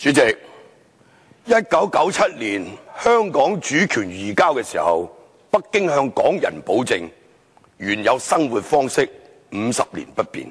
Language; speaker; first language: Chinese; non-native, local second language; Cantonese